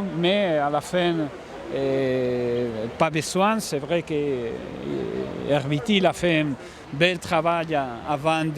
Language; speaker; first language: French; non-native, learner; Spanish